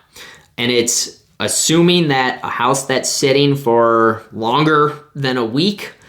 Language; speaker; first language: English; native; English